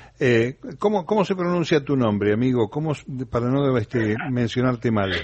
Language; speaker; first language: Spanish; native; Spanish